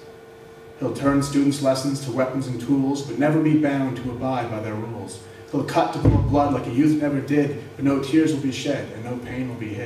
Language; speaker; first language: English; native; English